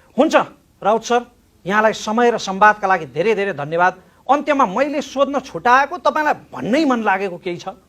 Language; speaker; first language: Nepali; native; Nepali